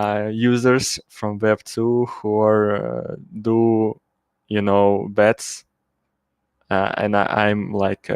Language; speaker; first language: English; non-native, learner; Russian